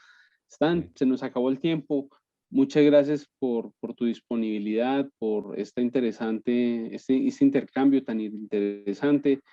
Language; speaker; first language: Spanish; native; Spanish